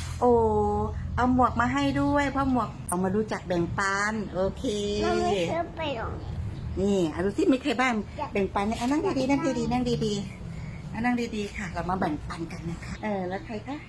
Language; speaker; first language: Thai; native; Thai